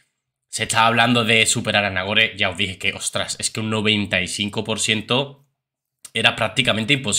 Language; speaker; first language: Spanish; native; Spanish